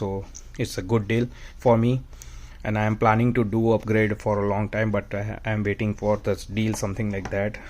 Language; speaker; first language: English; non-native, fluent; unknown